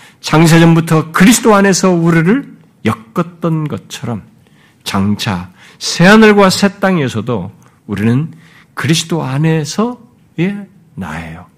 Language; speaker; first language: Korean; native; Korean